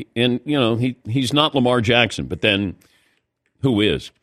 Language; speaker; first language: English; native; English